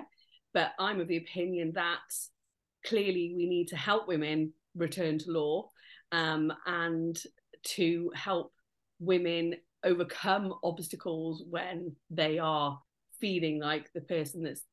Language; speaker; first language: English; native; English